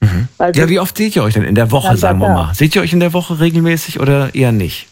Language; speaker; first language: German; native; German